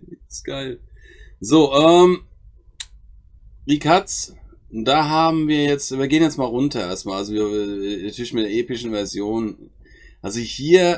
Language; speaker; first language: German; native; German